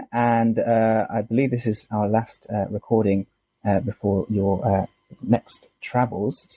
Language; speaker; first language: English; native; English